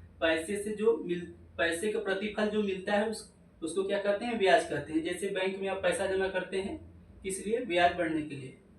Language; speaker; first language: Hindi; native; Hindi